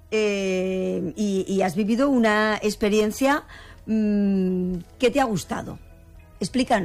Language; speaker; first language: Spanish; native; Spanish